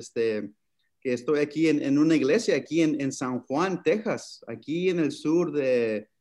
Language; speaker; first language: Spanish; early bilingual, other home language; English